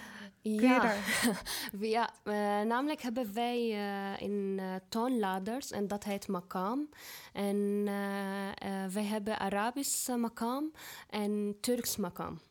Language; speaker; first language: Dutch; non-native, learner; Arabic